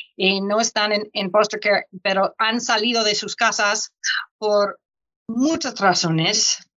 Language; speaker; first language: Spanish; non-native, fluent; English